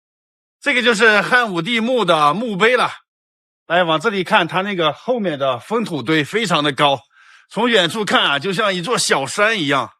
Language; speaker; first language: Chinese; native; Chinese